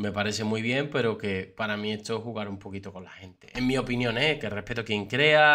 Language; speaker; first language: Spanish; native; Spanish